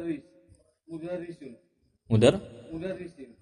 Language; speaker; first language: Arabic; non-native, learner; Indonesian